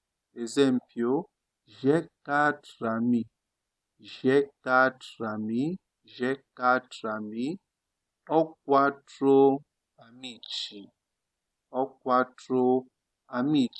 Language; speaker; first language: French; non-native, fluent; Italian